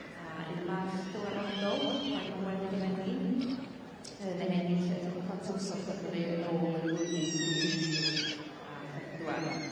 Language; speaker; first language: Welsh; native; Welsh